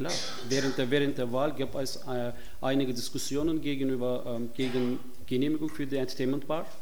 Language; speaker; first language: German; non-native, fluent; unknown